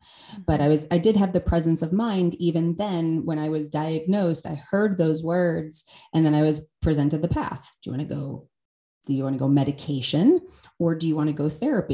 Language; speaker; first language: English; native; English